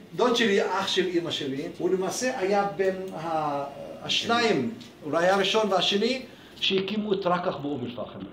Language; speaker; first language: Hebrew; non-native, local second language; Arabic